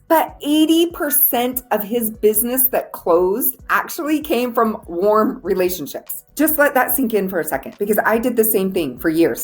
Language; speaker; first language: English; native; English